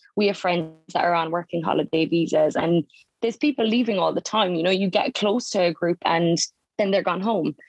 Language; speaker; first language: English; native; English